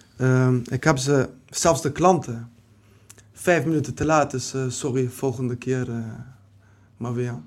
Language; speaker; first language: Dutch; early bilingual, other home language; Kurdish